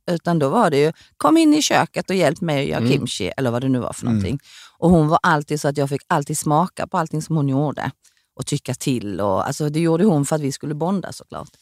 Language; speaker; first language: Swedish; early bilingual, other home language; Korean